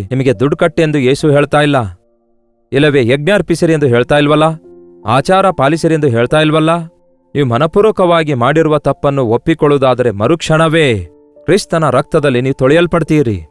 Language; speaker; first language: Kannada; native; Kannada